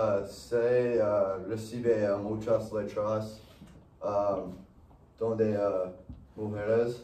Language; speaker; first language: Spanish; non-native, learner; English